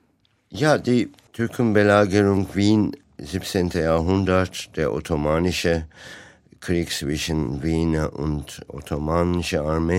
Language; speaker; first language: German; non-native, fluent; Turkish